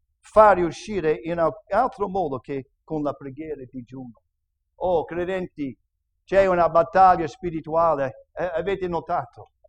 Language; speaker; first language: Italian; non-native, fluent; English